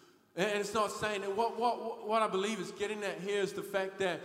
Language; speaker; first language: English; native; English